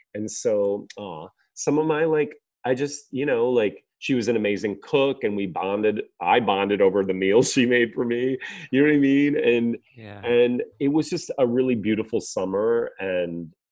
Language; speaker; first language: English; native; English